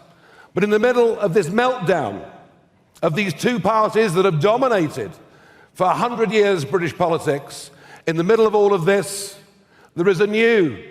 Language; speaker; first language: English; native; English